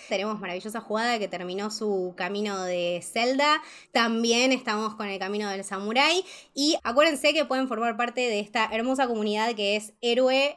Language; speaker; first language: Spanish; native; Spanish